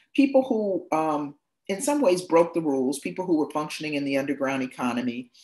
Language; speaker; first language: English; native; English